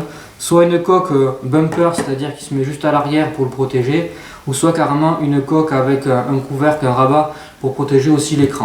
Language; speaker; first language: French; native; French